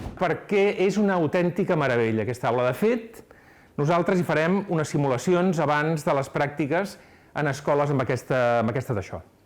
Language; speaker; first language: Catalan; native; Catalan